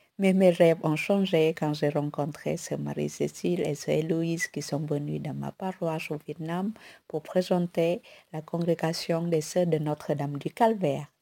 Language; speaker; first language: French; non-native, fluent; Vietnamese